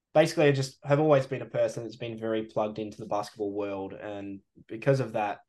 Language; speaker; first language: English; native; English